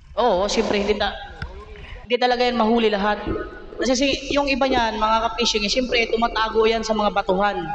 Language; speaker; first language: Filipino; non-native, local second language; Cebuano